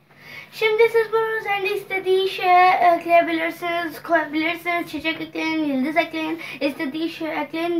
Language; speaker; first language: Turkish; non-native, learner; Urdu